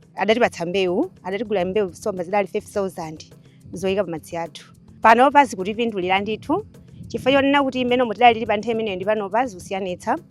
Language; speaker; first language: Nyanja; native; Nyanja